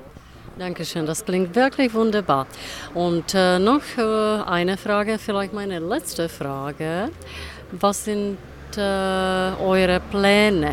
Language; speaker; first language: German; non-native, fluent; Czech